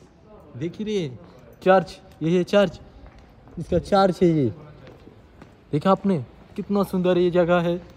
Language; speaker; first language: Hindi; non-native, learner; Bangla